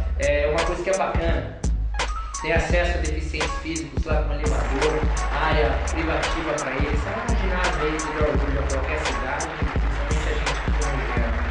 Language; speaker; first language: Portuguese; native; Portuguese